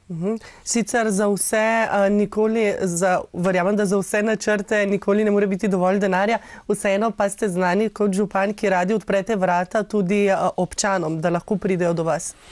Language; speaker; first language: Slovenian; native; Slovenian